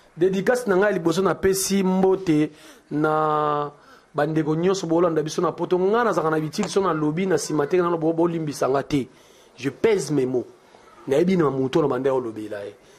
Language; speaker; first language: Lingala; non-native, local second language; Luba-Lulua